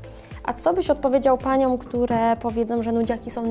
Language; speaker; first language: Polish; native; Polish